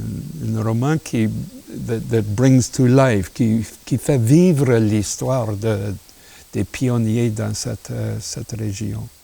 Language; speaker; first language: French; non-native, local second language; English